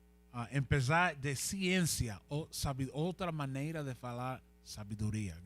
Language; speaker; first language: Portuguese; non-native, learner; Spanish